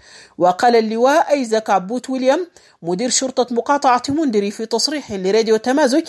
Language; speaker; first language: Arabic; native; Arabic